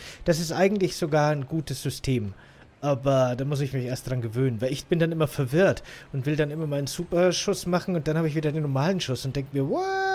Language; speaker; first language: German; native; German